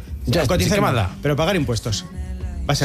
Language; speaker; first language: Spanish; native; Spanish